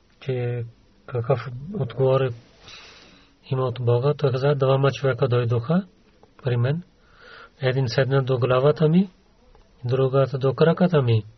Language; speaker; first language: Bulgarian; non-native, learner; Urdu